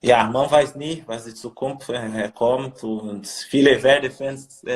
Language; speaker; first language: German; non-native, learner; Portuguese